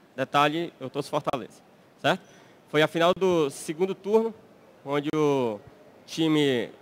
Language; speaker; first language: Portuguese; native; Portuguese